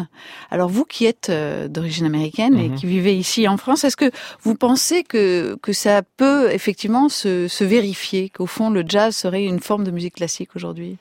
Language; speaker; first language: French; native; French